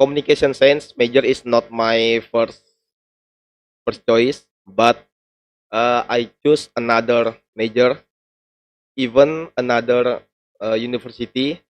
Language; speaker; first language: English; non-native, learner; Indonesian